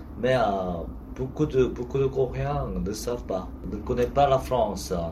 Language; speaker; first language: French; non-native, learner; Korean